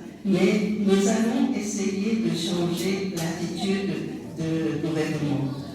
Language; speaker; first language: French; non-native, learner; Japanese